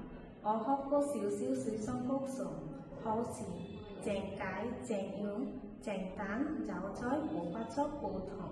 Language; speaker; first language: Cantonese; non-native, learner; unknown